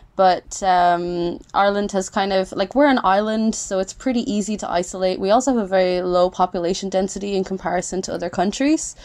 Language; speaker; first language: English; native; English